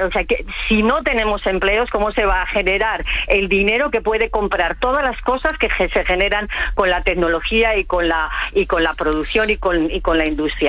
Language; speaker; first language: Spanish; native; Spanish